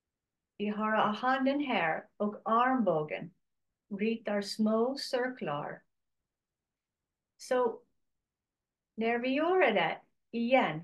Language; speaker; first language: Swedish; non-native, learner; English